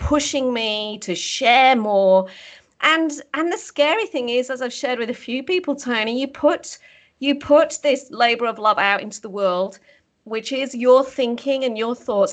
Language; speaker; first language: English; native; English